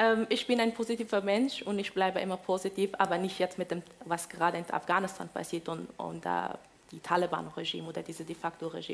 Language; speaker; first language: German; non-native, fluent; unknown